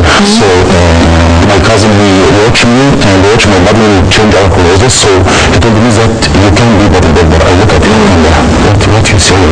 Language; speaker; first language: English; non-native, learner; Arabic